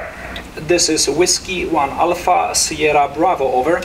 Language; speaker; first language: English; non-native, fluent; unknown